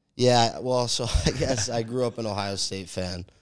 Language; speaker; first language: English; native; English